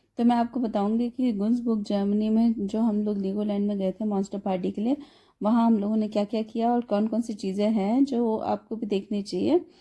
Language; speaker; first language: Hindi; native; Hindi